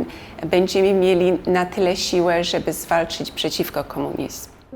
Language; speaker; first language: Polish; early bilingual, heritage; Polish